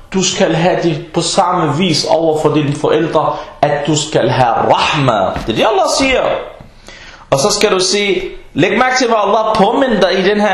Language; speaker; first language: Danish; early bilingual, other home language; Arabic